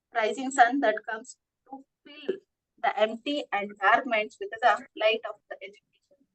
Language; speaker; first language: English; non-native, local second language; Kannada